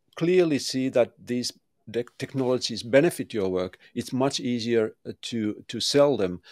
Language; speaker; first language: English; non-native, fluent; Finnish